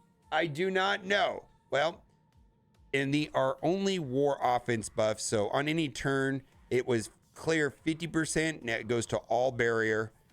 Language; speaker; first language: English; native; English